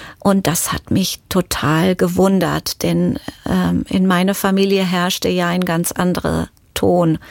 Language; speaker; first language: German; non-native, fluent; Romanian